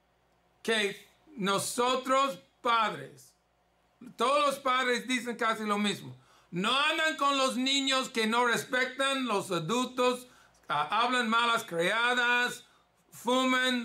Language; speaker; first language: Spanish; early bilingual, heritage; English